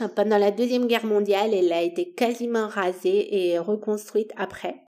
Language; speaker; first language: French; non-native, fluent; Romanian